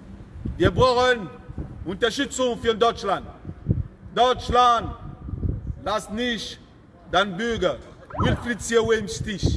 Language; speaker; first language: German; non-native, fluent; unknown